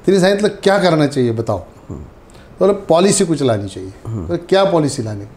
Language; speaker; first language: Hindi; non-native, local second language; Marathi